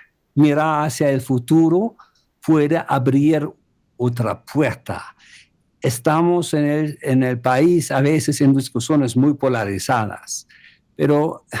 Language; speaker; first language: Spanish; non-native, fluent; German